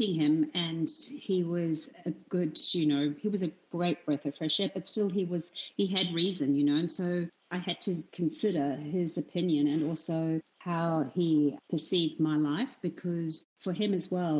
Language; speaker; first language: English; native; English